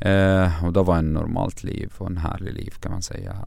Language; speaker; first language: Swedish; non-native, fluent; Arabic